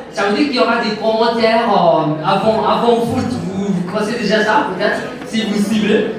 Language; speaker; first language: French; non-native, fluent; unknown